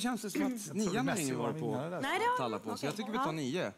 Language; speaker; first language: Swedish; native; Swedish